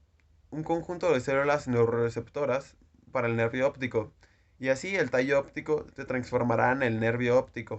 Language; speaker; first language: Spanish; native; Spanish